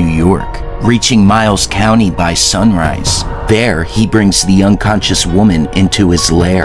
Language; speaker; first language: English; native; English